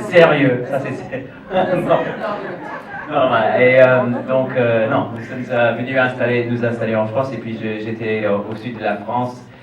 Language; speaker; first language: French; non-native, fluent; English